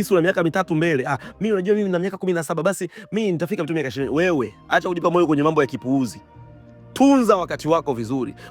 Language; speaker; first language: Swahili; native; Swahili